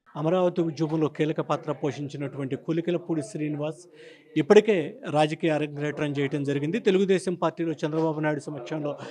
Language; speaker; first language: Telugu; native; Telugu